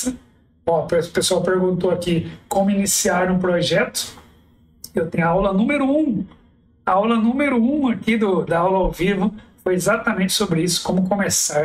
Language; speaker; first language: Portuguese; native; Portuguese